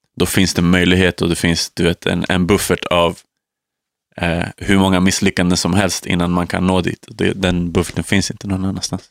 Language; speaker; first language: Swedish; native; Swedish